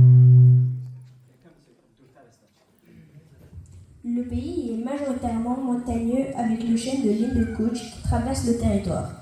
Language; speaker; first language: French; early bilingual, other home language; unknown